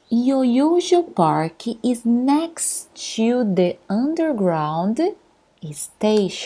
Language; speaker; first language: English; non-native, fluent; Portuguese